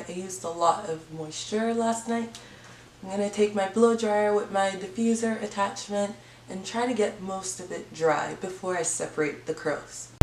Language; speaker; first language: English; native; English